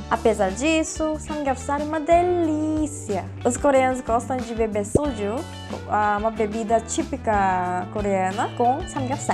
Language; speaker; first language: Portuguese; non-native, fluent; Korean